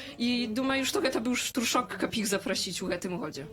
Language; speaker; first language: Polish; non-native, learner; Belarusian